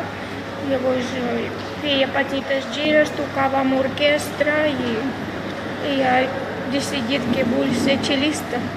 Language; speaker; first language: Catalan; non-native, fluent; Russian